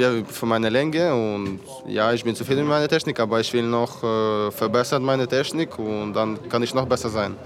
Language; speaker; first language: German; non-native, fluent; Ukrainian